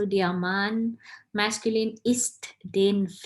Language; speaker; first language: German; non-native, fluent; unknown